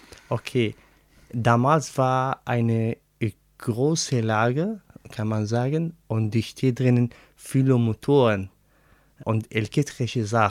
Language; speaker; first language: German; non-native, learner; Arabic